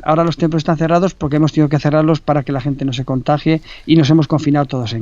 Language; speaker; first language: Spanish; native; Spanish